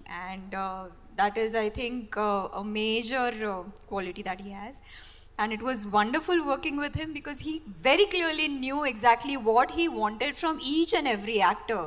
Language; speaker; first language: English; non-native, local second language; Marathi